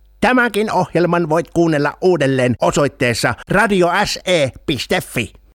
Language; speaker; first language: Finnish; native; Finnish